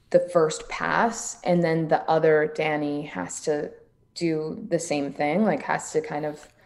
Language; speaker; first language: English; native; English